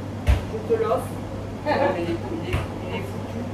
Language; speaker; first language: French; native; French